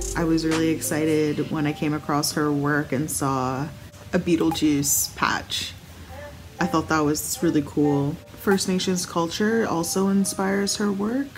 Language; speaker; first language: English; native; English